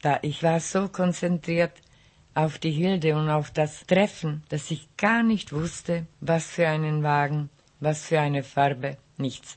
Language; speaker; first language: German; non-native, local second language; Czech